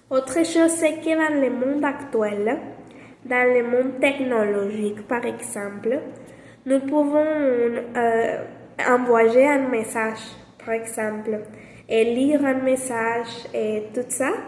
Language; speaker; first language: French; non-native, learner; Spanish